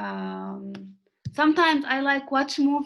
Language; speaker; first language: English; non-native, learner; Arabic